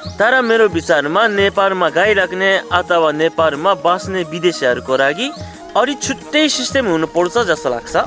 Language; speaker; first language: Nepali; non-native, fluent; Japanese